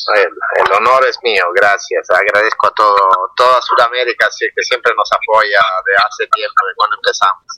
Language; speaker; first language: Spanish; non-native, fluent; Italian